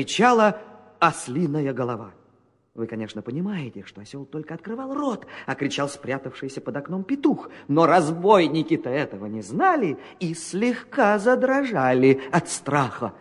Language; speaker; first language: Russian; native; Russian